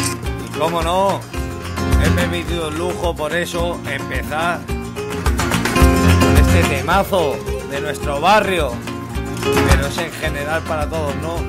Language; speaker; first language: Spanish; native; Spanish